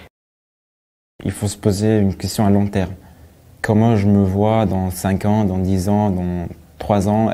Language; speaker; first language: French; native; French